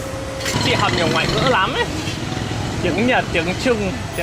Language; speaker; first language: Vietnamese; non-native, fluent; English